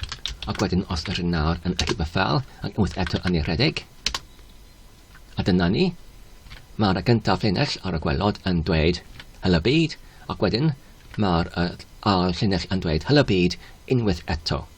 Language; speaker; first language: Welsh; non-native, learner; Polish